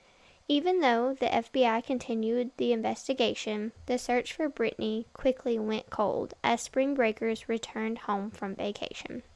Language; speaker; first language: English; native; English